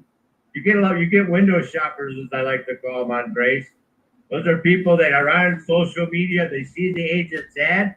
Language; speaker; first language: English; native; English